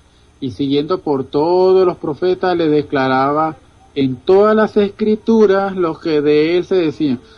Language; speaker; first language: Spanish; native; Spanish